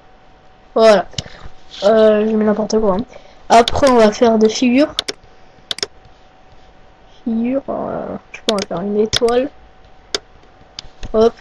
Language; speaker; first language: French; native; French